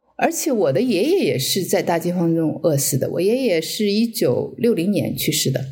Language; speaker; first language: Chinese; native; Chinese